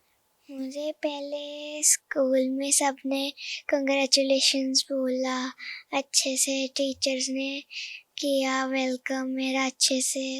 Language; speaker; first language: Hindi; non-native, local second language; Punjabi